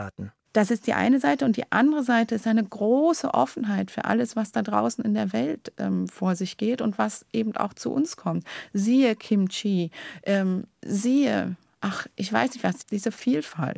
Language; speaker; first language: German; native; German